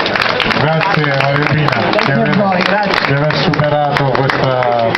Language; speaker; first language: Italian; native; Italian